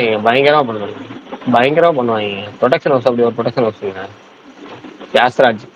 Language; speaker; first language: Tamil; native; Tamil